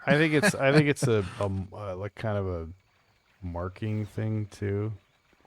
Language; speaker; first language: English; native; English